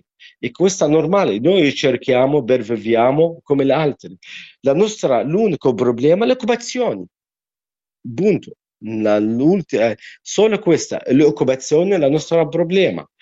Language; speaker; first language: Italian; non-native, learner; Arabic